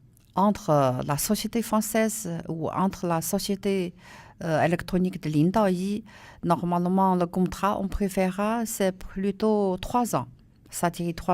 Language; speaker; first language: French; non-native, learner; Chinese